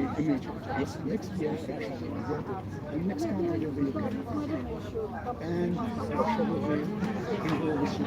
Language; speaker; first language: English; non-native, learner; Ukrainian